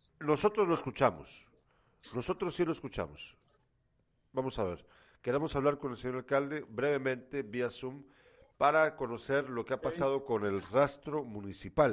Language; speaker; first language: Spanish; native; Spanish